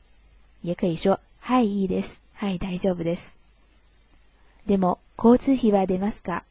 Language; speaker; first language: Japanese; non-native, fluent; Chinese